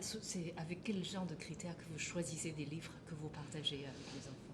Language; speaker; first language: French; non-native, fluent; Chinese